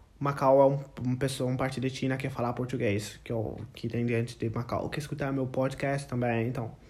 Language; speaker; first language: Portuguese; non-native, learner; English